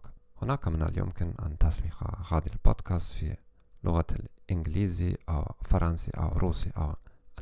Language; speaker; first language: Arabic; non-native, learner; German